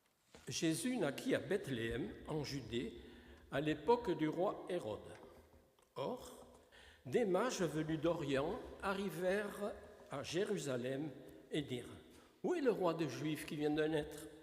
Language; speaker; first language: French; native; French